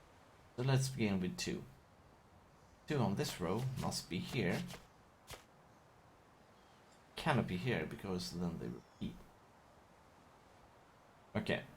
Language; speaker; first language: English; non-native, fluent; Chinese